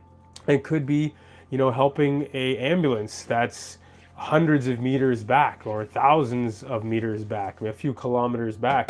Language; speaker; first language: English; native; English